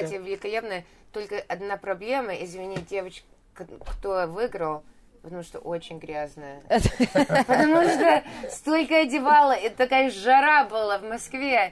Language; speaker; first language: Russian; early bilingual, heritage; Russian